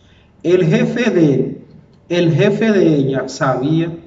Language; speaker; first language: Spanish; non-native, fluent; Haitian Creole